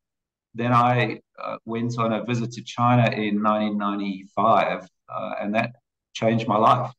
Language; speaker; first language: English; native; English